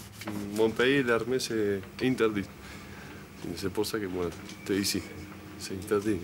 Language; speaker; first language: French; non-native, learner; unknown